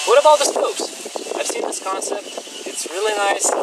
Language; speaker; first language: English; non-native, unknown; Romanian